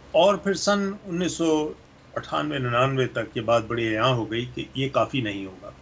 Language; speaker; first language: Urdu; native; Urdu